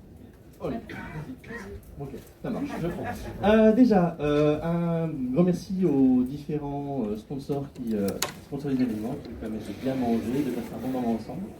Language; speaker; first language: French; native; French